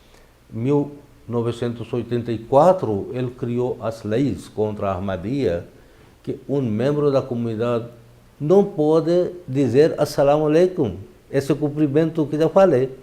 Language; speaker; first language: Portuguese; non-native, fluent; Urdu